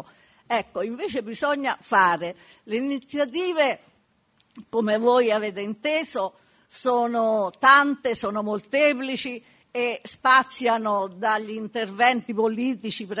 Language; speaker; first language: Italian; native; Italian